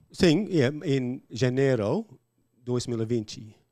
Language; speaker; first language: Portuguese; non-native, learner; English